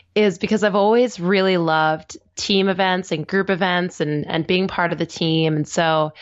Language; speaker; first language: English; native; English